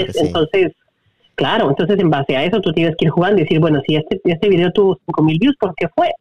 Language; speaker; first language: Spanish; native; Spanish